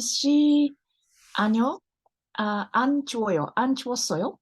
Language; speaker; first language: Korean; non-native, learner; Japanese